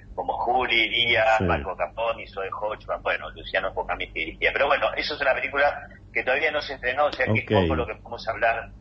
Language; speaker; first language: Spanish; native; Spanish